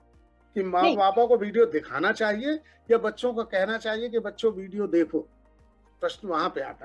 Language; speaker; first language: Hindi; native; Hindi